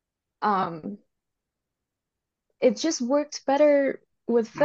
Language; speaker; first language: English; non-native, local second language; Cantonese